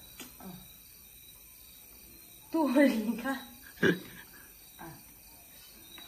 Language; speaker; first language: Chinese; non-native, learner; Nepali